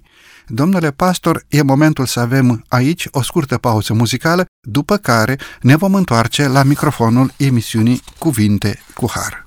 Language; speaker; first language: Romanian; native; Romanian